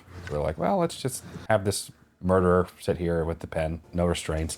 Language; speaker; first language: English; native; English